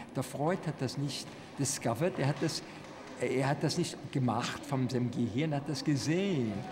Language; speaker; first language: German; early bilingual, heritage; German